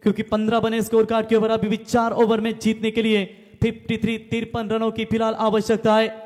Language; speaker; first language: Hindi; non-native, local second language; Marathi